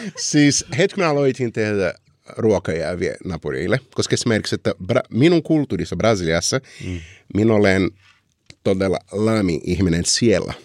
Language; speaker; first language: Finnish; non-native, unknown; Portuguese